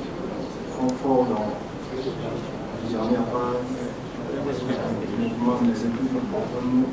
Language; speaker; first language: French; non-native, local second language; Lingala